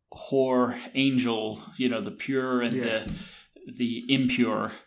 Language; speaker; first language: English; native; English